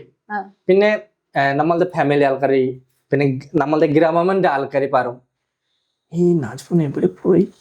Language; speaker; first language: Malayalam; non-native, local second language; Bangla